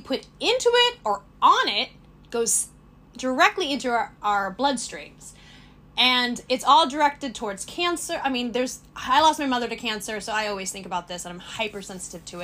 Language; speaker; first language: English; native; English